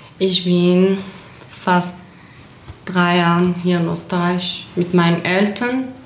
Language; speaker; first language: German; non-native, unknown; Kurdish